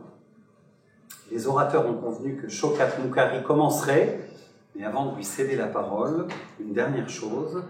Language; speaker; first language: French; native; French